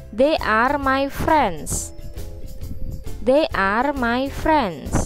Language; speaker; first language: English; non-native, fluent; Indonesian